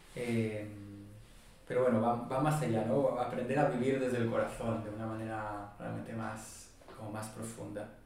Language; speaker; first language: Spanish; non-native, fluent; Hebrew